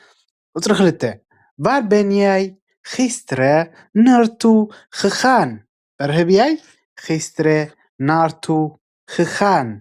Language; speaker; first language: Dutch; non-native, learner; Tigrinya